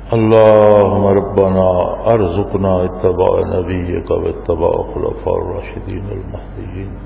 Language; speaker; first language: Urdu; non-native, local second language; Punjabi